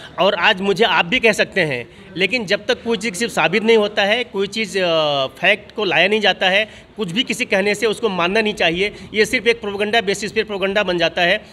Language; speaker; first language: Hindi; native; Hindi